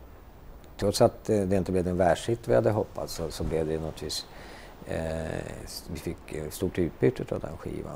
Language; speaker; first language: Swedish; native; Swedish